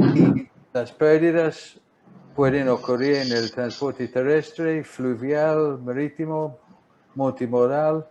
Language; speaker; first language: Spanish; non-native, fluent; English